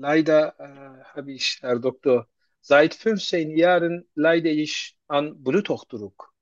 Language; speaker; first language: German; non-native, learner; Turkish